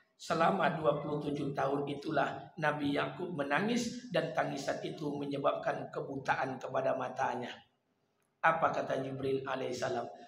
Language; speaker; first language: Malay; non-native, local second language; Minangkabau